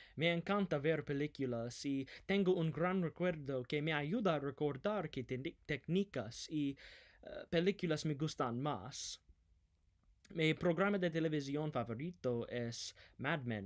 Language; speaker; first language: Spanish; non-native, learner; English